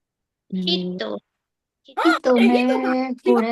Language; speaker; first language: Japanese; non-native, learner; Burmese